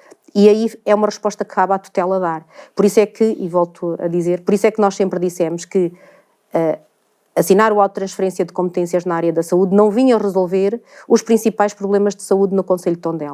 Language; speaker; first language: Portuguese; native; Portuguese